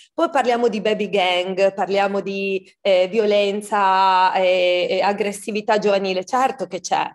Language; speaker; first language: Italian; native; Italian